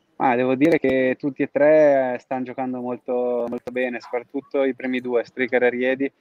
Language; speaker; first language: Italian; native; Italian